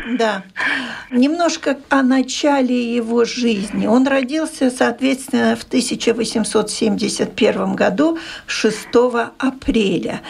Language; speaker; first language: Russian; native; Russian